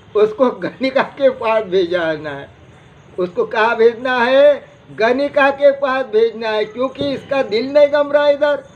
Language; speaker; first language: Hindi; non-native, local second language; Marathi